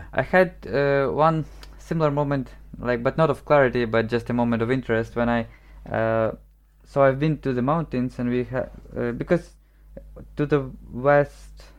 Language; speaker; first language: English; non-native, fluent; Ukrainian